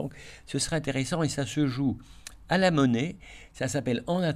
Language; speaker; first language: French; native; French